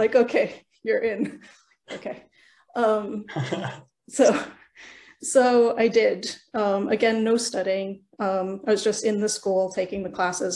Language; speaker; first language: English; early bilingual, other home language; Norwegian